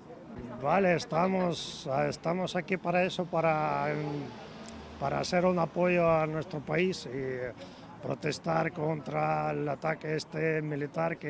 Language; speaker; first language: Spanish; non-native, fluent; Ukrainian